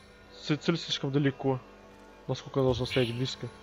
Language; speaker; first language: Russian; native; Russian